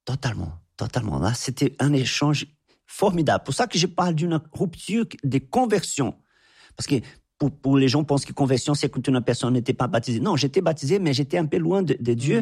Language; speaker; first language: French; non-native, fluent; Portuguese